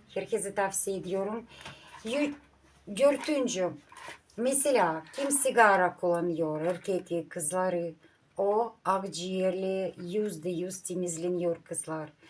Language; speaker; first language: Turkish; non-native, learner; Russian